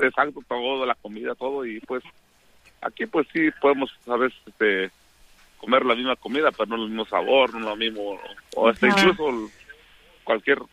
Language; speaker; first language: Spanish; non-native, local second language; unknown